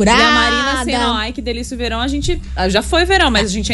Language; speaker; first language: Portuguese; native; Portuguese